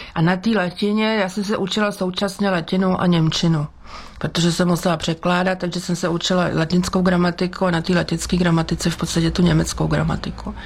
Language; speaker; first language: Czech; native; Czech